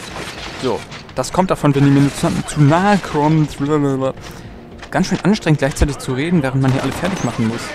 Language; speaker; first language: German; native; German